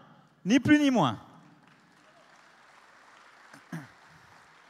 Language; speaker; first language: French; native; French